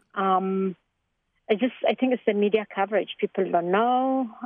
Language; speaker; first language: English; non-native, fluent; Tigrinya